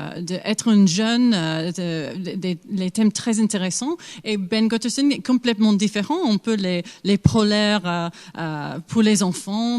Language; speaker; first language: French; non-native, fluent; English